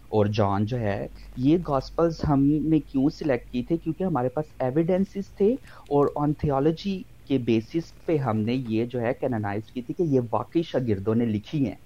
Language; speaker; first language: Urdu; non-native, local second language; Punjabi